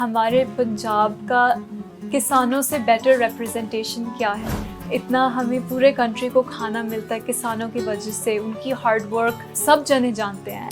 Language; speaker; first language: Hindi; non-native, local second language; Punjabi